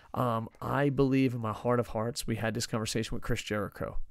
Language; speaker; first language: English; native; English